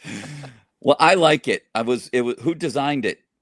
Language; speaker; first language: English; native; English